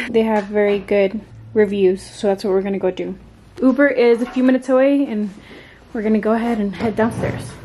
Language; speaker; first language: English; early bilingual, other home language; Spanish